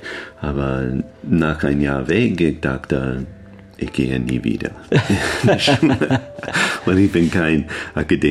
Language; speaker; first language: German; non-native, learner; English